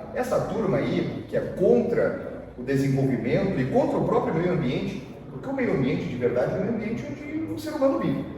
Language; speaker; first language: Portuguese; native; Portuguese